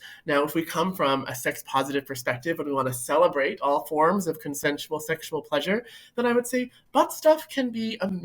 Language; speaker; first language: English; native; English